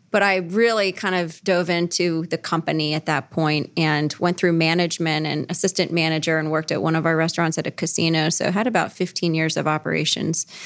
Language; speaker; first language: English; native; English